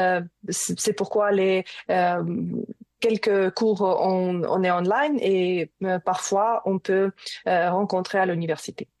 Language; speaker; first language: French; non-native, learner; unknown